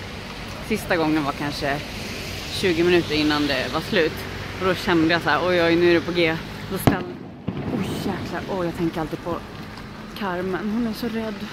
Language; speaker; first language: Swedish; native; Swedish